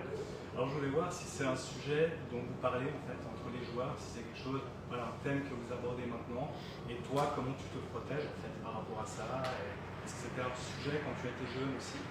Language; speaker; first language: French; native; French